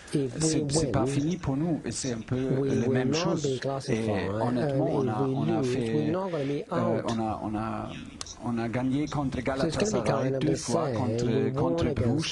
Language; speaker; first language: French; non-native, fluent; German